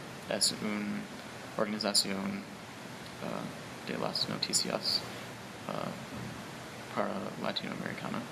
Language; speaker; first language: Spanish; non-native, learner; English